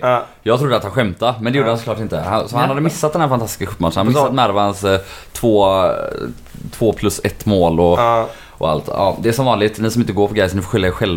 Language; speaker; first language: Swedish; native; Swedish